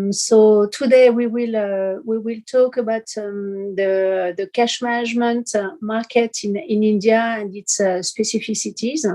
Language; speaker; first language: English; non-native, fluent; French